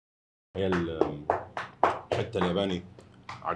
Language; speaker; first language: Arabic; native; Arabic